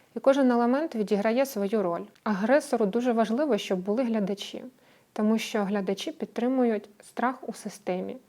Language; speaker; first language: Ukrainian; non-native, local second language; Russian